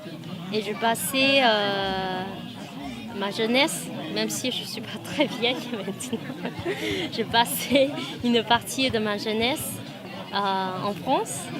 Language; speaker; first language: French; non-native, fluent; Chinese